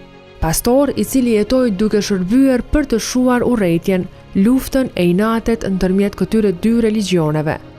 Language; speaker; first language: Albanian; native; Albanian